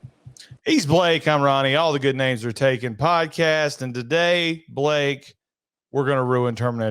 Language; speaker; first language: English; native; English